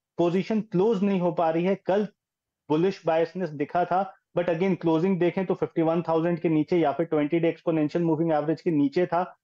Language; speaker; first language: Hindi; native; Hindi